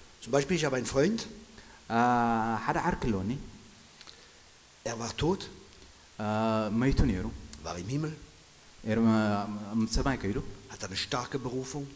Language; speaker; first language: German; non-native, fluent; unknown